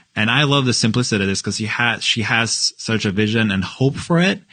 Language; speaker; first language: English; non-native, fluent; Norwegian